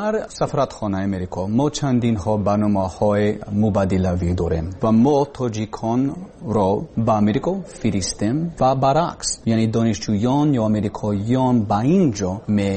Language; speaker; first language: Persian; non-native, learner; English